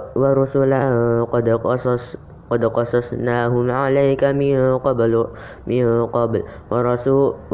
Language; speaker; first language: Arabic; non-native, learner; Indonesian